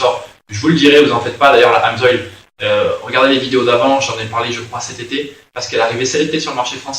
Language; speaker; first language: French; native; French